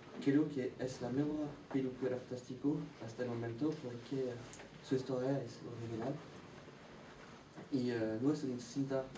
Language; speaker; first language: Spanish; non-native, learner; French